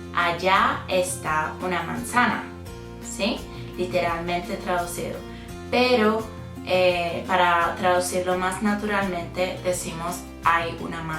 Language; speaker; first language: Spanish; non-native, fluent; English